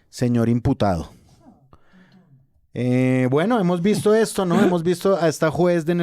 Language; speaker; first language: Spanish; native; Spanish